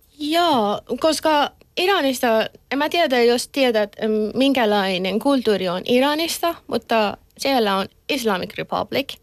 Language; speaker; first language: Finnish; non-native, learner; Persian